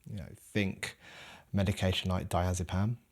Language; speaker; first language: English; native; English